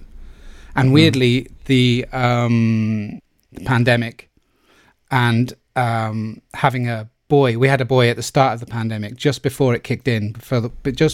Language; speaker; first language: English; native; English